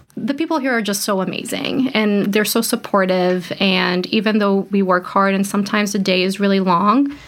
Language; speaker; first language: English; early bilingual, other home language; Portuguese